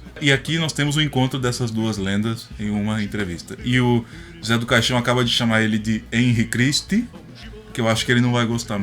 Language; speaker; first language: Portuguese; native; Portuguese